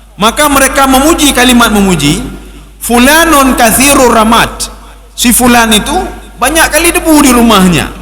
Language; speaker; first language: Malay; non-native, local second language; Achinese